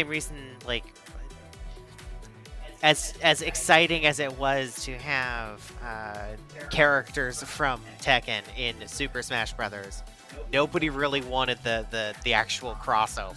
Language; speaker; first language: English; native; English